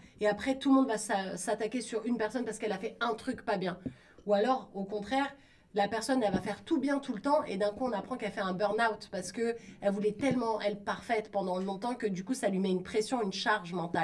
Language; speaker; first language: French; native; French